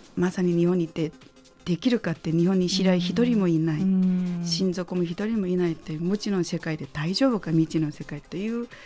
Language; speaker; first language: Japanese; non-native, fluent; Chinese